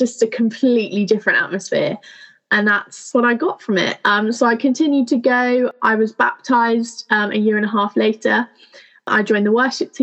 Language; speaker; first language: English; native; English